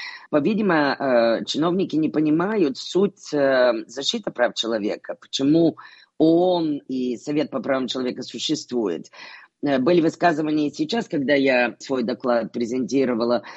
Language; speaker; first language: Russian; non-native, fluent; Bulgarian